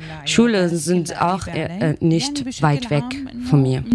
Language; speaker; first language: German; non-native, learner; Arabic